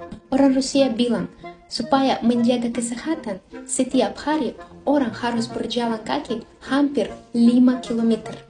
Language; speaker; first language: Indonesian; non-native, fluent; Russian